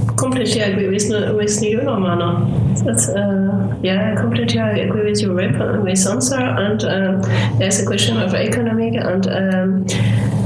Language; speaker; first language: English; non-native, fluent; French